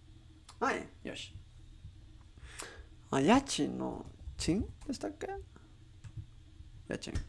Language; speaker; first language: Japanese; non-native, learner; Spanish